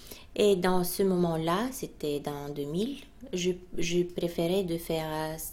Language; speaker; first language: French; non-native, fluent; Bulgarian